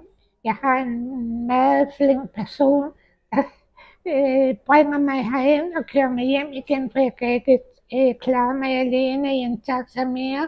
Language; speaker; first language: Danish; early bilingual, heritage; Danish